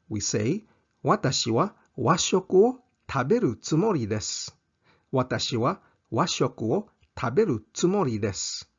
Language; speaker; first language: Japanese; non-native, fluent; English